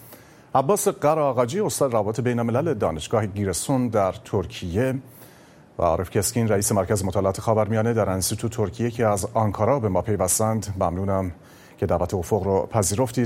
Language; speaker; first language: Persian; native; Persian